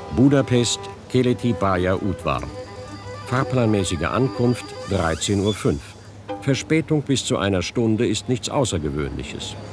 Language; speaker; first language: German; native; German